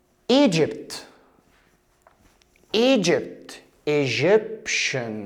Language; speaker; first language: English; non-native, fluent; Arabic